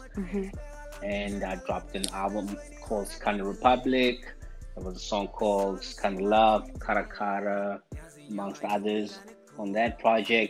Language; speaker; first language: English; non-native, local second language; Zulu